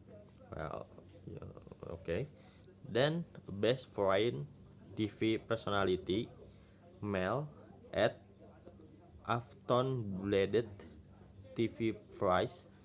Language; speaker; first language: English; non-native, learner; Indonesian